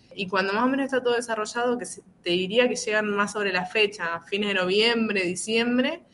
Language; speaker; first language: Spanish; native; Spanish